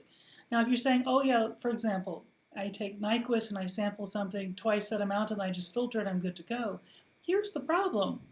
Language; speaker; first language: English; native; English